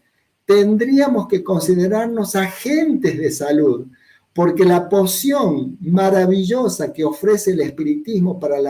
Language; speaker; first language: Spanish; native; Spanish